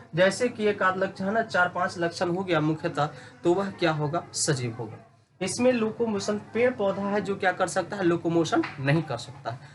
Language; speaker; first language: Hindi; native; Hindi